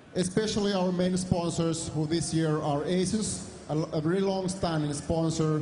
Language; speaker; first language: English; non-native, fluent; Finnish